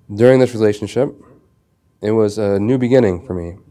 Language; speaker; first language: English; native; English